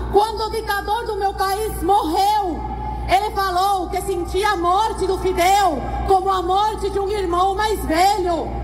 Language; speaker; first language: Portuguese; early bilingual, other home language; Spanish